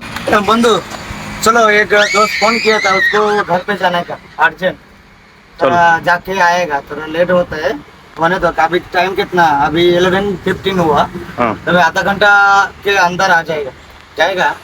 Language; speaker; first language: Hindi; non-native, local second language; Bangla